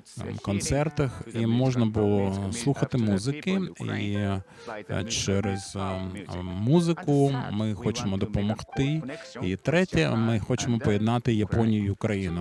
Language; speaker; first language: Ukrainian; non-native, fluent; Japanese